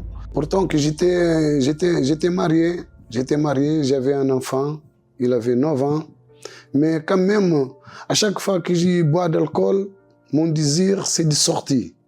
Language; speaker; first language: French; non-native, local second language; Portuguese